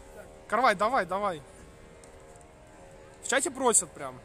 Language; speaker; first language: Russian; native; Russian